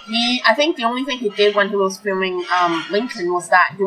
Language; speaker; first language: English; non-native, local second language; Cantonese